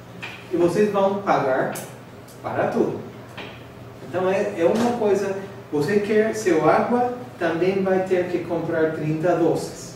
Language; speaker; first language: Portuguese; non-native, fluent; English